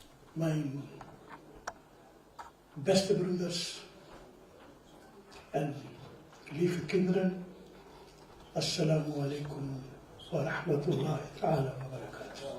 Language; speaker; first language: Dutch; non-native, fluent; Urdu